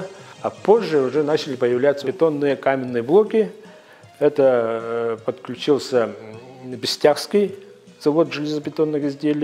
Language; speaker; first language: Russian; native; Russian